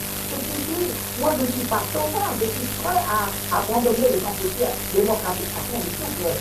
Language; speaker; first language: French; non-native, local second language; Khmer